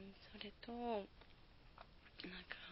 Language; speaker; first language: Japanese; non-native, learner; Spanish